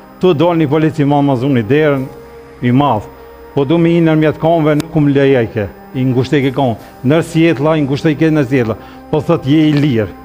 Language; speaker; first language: Albanian; native; Albanian